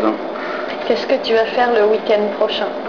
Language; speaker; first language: French; native; French